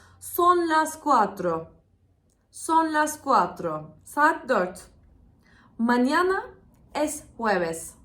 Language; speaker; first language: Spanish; non-native, fluent; Turkish